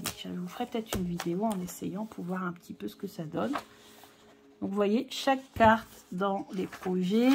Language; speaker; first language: French; native; French